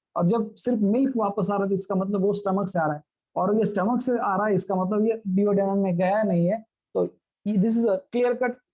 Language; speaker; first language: Hindi; non-native, local second language; Marathi